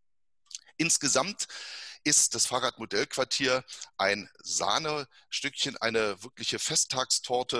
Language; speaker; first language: German; native; German